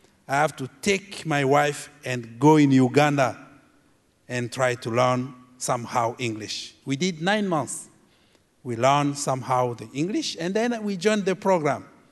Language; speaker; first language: English; non-native, fluent; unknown